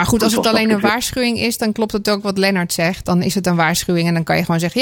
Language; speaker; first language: Dutch; native; Dutch